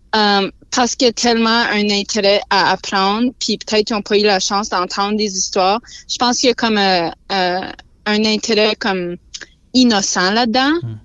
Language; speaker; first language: French; native; French